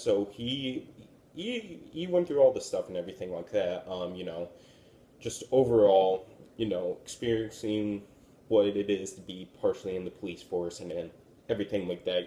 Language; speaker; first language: English; native; English